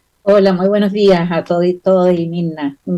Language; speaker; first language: Spanish; native; Spanish